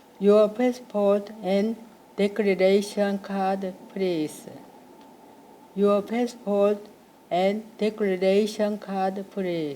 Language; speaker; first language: English; non-native, learner; Korean